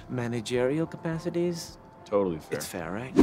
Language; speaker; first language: English; native; English